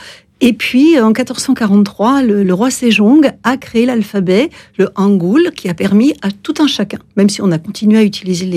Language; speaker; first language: French; native; French